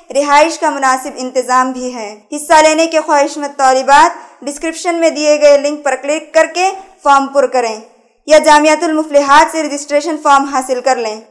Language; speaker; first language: Urdu; native; Urdu